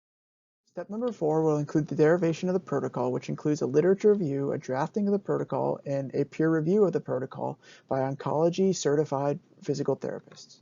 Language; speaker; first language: English; native; English